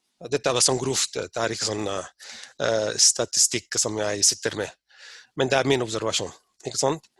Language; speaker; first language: Norwegian; non-native, fluent; Arabic